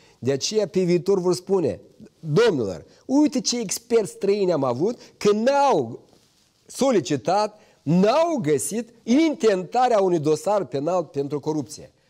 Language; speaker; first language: Romanian; native; Romanian